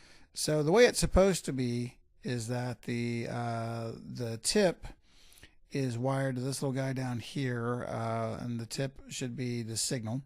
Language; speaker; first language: English; native; English